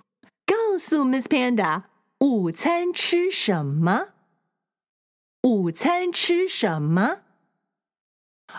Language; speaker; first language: Chinese; non-native, fluent; English